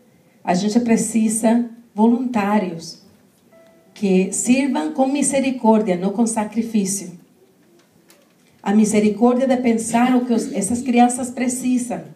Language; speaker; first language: Portuguese; non-native, fluent; Spanish